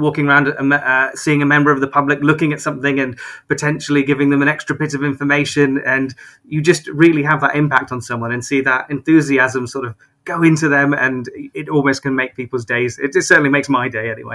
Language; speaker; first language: English; native; English